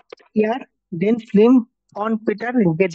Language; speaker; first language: German; non-native, learner; Bangla